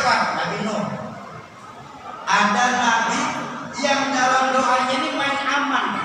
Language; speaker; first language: Indonesian; native; Indonesian